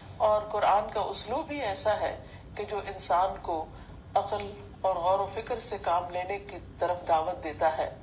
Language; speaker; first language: Urdu; native; Urdu